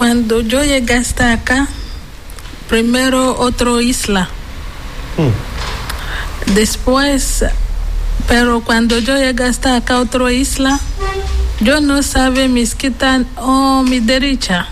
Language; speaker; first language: Spanish; non-native, learner; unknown